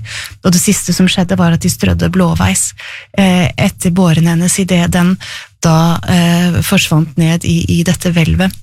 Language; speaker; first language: Norwegian; native; Norwegian